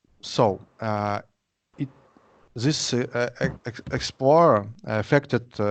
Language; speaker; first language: English; non-native, learner; Russian